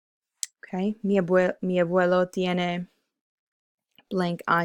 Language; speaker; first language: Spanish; non-native, fluent; English